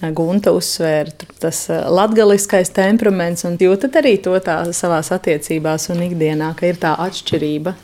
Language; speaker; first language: Latvian; native; Latvian